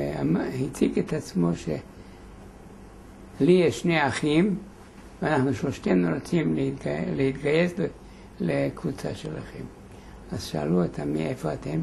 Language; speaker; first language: Hebrew; non-native, fluent; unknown